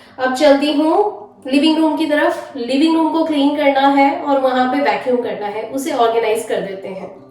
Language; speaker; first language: Hindi; native; Hindi